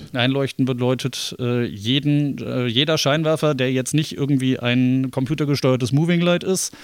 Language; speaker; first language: German; native; German